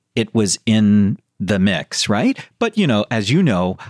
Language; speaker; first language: English; native; English